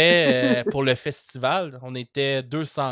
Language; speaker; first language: French; native; French